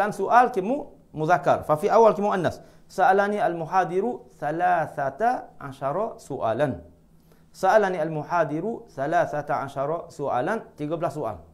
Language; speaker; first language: Arabic; non-native, fluent; Malay